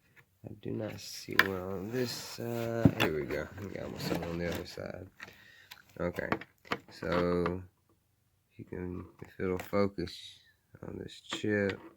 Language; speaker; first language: English; native; English